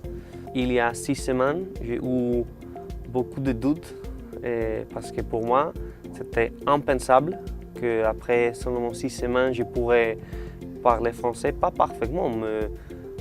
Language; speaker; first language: French; non-native, learner; Spanish